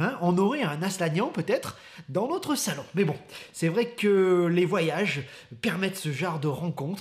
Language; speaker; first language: French; native; French